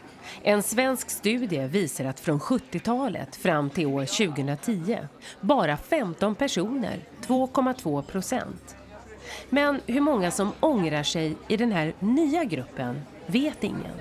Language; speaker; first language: Swedish; native; Swedish